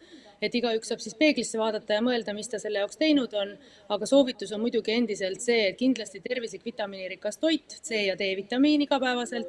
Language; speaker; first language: Estonian; native; Estonian